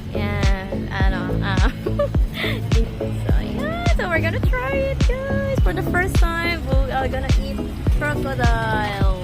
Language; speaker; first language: English; non-native, local second language; Filipino